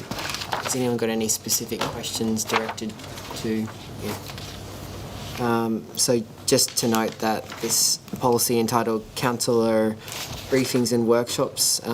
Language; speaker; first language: English; native; English